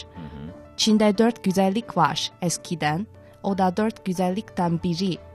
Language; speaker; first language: Turkish; non-native, fluent; Chinese